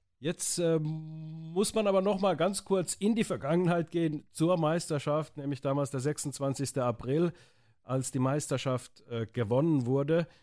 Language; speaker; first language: German; native; German